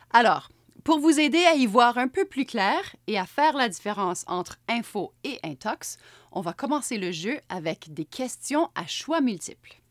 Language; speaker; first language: French; native; French